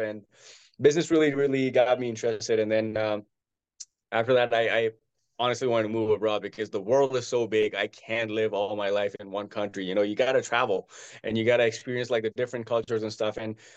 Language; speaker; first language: English; non-native, local second language; Hindi